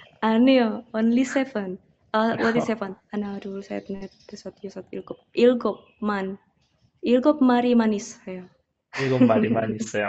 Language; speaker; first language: Korean; non-native, learner; Indonesian